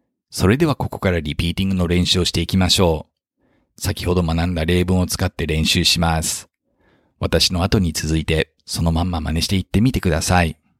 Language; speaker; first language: Japanese; native; Japanese